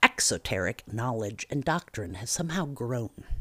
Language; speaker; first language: English; native; English